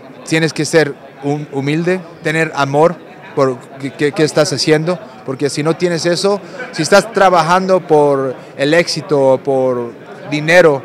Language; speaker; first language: Spanish; non-native, fluent; English